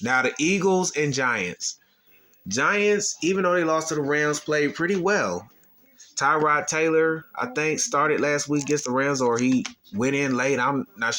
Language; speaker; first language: English; native; English